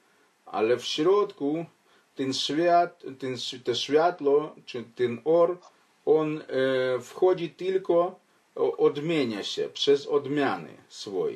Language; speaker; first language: Polish; non-native, fluent; Ukrainian